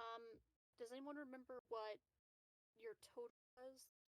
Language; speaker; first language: English; native; English